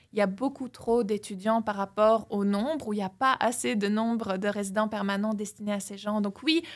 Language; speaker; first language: French; native; French